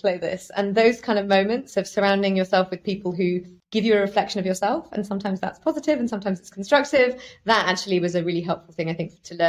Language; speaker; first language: English; native; English